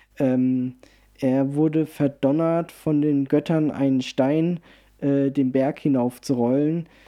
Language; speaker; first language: German; early bilingual, other home language; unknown